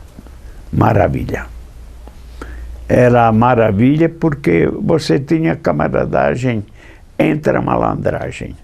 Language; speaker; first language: Portuguese; non-native, fluent; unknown